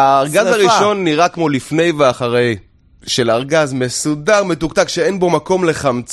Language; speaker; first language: Hebrew; native; Hebrew